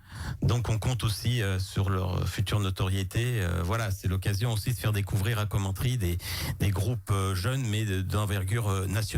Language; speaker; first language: French; native; French